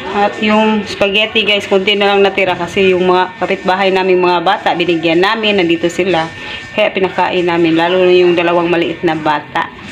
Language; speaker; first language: Filipino; non-native, local second language; Cebuano